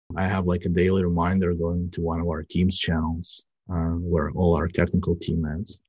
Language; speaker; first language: English; early bilingual, other home language; Russian